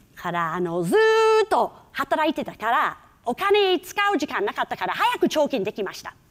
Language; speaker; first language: Japanese; non-native, fluent; English